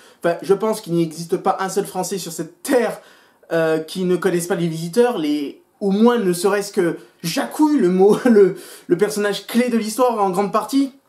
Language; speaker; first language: French; native; French